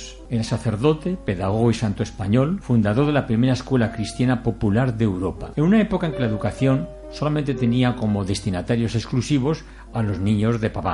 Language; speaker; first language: Spanish; native; Spanish